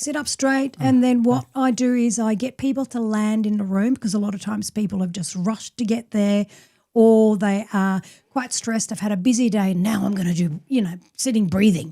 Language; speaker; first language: English; native; English